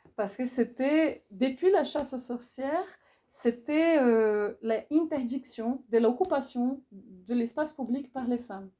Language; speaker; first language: French; non-native, fluent; Portuguese